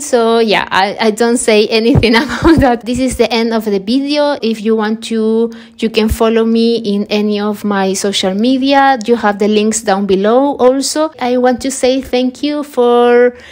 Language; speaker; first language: English; non-native, learner; Spanish